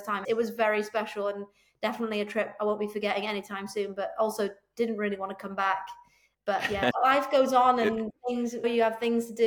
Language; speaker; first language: English; native; English